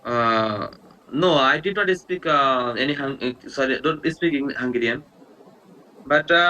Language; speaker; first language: English; non-native, learner; Bangla